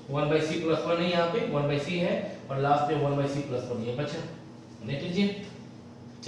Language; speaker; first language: Hindi; native; Hindi